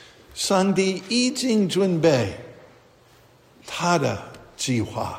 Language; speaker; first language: Chinese; non-native, fluent; English